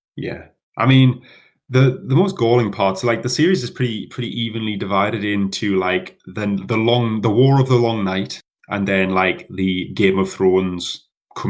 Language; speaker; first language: English; native; English